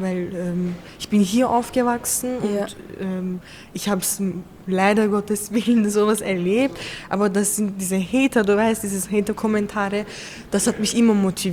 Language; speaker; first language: German; early bilingual, other home language; Turkish